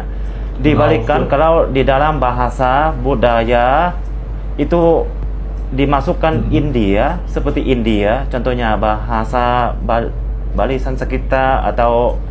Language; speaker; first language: Indonesian; non-native, fluent; Lao